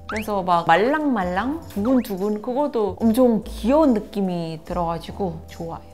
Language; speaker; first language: Korean; non-native, fluent; Indonesian